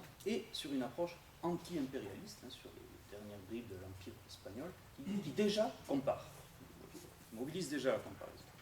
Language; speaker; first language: French; native; French